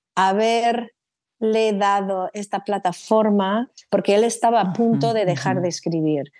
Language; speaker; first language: Spanish; non-native, fluent; English